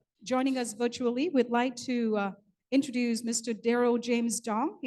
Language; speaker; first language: English; non-native, local second language; Vietnamese